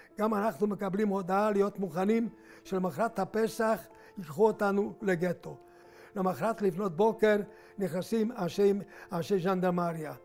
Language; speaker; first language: Hebrew; non-native, fluent; Hungarian